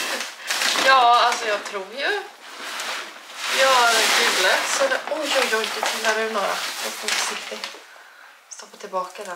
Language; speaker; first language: Swedish; native; Swedish